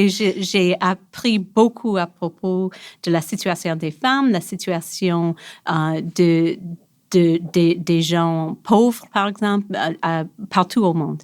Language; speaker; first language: French; non-native, local second language; English